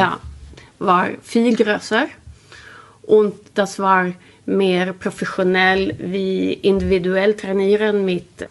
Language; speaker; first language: German; non-native, learner; Swedish